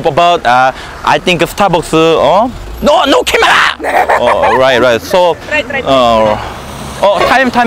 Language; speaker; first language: English; non-native, learner; Korean